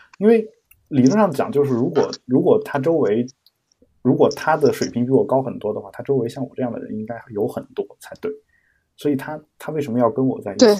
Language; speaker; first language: Chinese; native; Chinese